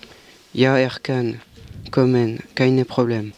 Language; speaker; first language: German; non-native, learner; French